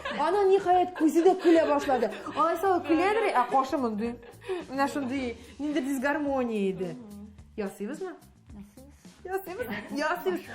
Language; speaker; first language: Tatar; native; Tatar